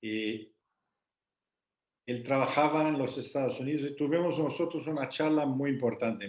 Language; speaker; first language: Spanish; non-native, fluent; Portuguese